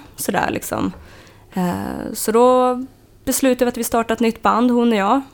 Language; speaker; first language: Swedish; native; Swedish